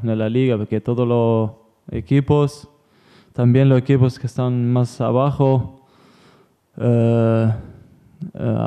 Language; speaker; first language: Spanish; non-native, learner; Italian